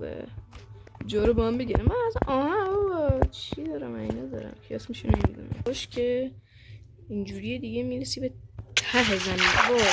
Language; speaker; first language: Persian; native; Persian